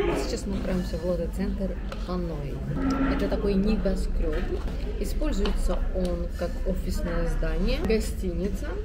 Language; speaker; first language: Russian; native; Russian